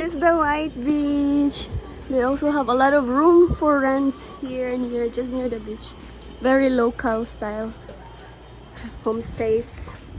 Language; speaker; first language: English; non-native, local second language; Cebuano